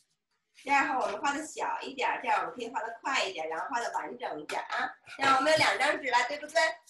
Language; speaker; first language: Chinese; native; Chinese